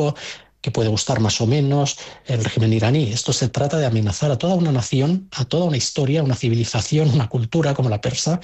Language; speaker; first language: Spanish; native; Spanish